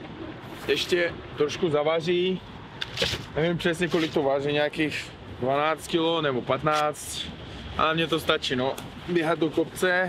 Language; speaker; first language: Czech; non-native, fluent; Uzbek